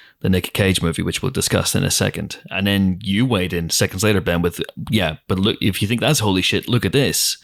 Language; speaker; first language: English; native; English